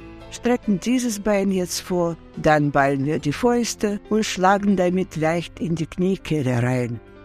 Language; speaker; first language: German; non-native, fluent; Russian